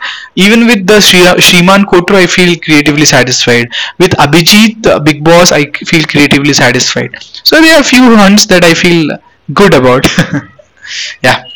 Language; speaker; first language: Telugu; non-native, local second language; Hindi